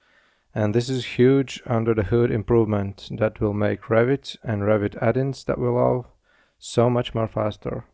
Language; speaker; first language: English; non-native, fluent; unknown